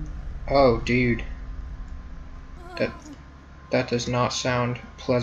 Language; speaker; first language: English; native; English